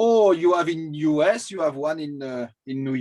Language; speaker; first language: English; non-native, learner; French